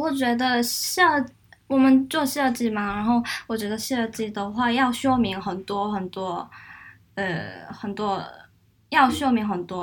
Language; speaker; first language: Chinese; non-native, fluent; Korean